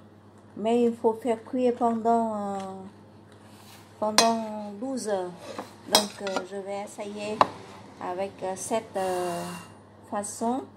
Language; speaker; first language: French; non-native, learner; Vietnamese